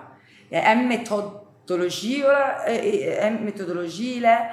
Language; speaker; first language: Turkish; non-native, fluent; Italian